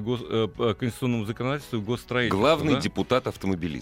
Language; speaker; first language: Russian; native; Russian